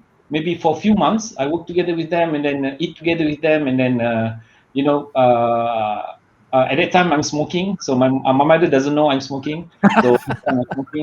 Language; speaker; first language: English; non-native, learner; Malay